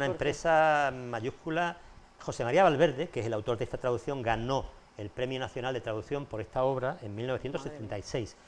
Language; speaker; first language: Spanish; native; Spanish